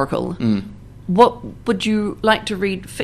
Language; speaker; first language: English; native; English